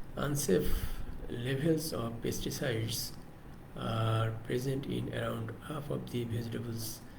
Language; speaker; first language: English; non-native, local second language; Bangla